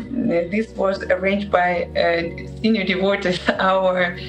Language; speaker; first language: English; non-native, learner; Russian